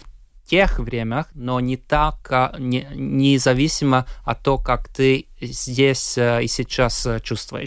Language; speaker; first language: Russian; non-native, local second language; Latvian